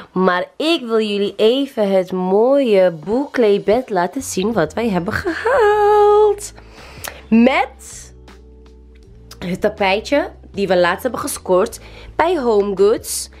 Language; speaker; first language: Dutch; native; Dutch